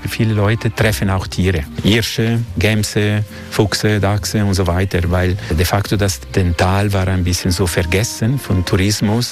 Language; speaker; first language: German; non-native, local second language; Italian